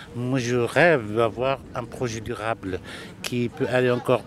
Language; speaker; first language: French; non-native, local second language; Arabic